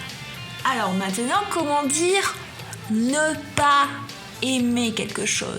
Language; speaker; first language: French; non-native, fluent; Chinese